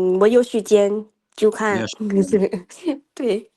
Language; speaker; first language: Chinese; non-native, learner; Lao